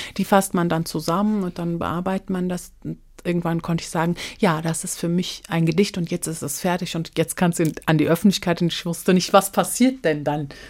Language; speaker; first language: German; early bilingual, other home language; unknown